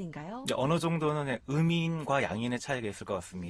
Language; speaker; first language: Korean; native; Korean